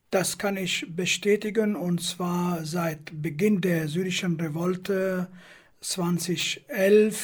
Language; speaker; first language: German; non-native, fluent; Kurdish